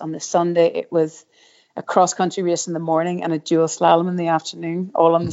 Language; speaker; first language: English; native; English